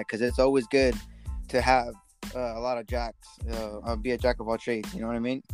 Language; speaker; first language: English; native; English